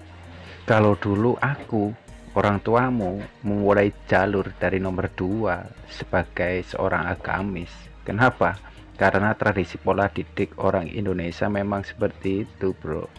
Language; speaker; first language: Indonesian; native; Indonesian